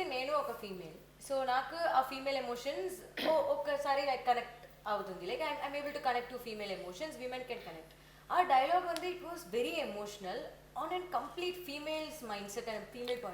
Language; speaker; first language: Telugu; non-native, learner; Tamil